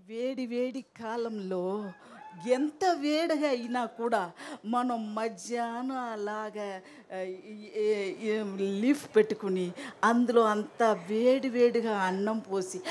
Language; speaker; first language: Telugu; non-native, local second language; Tamil